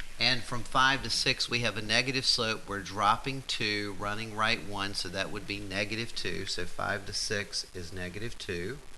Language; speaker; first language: English; native; English